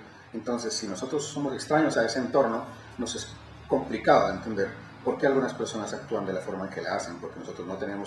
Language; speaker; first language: Spanish; native; Spanish